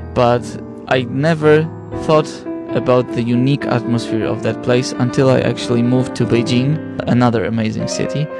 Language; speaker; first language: English; non-native, fluent; Polish